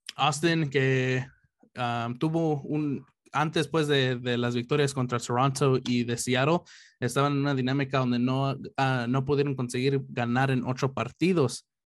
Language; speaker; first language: Spanish; early bilingual, heritage; Spanish